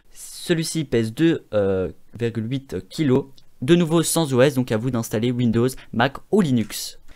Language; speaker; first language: French; native; French